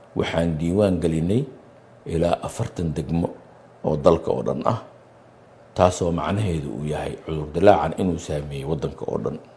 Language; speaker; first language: Somali; native; Somali